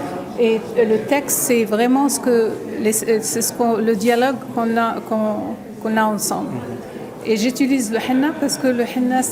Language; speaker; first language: French; non-native, local second language; Arabic